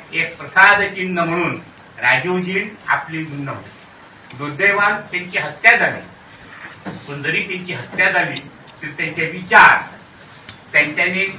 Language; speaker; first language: Marathi; non-native, local second language; Konkani